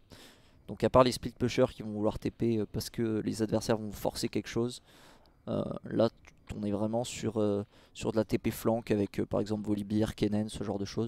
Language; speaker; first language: French; native; French